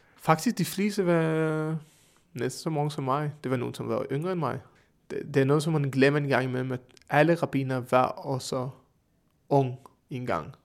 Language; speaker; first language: Danish; non-native, fluent; Hebrew